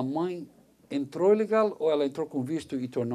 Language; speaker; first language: Portuguese; non-native, fluent; English